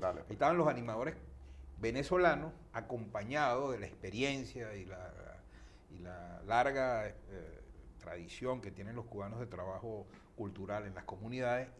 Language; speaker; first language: Spanish; native; Spanish